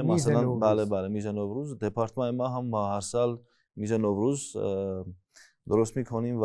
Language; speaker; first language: Persian; non-native, fluent; Armenian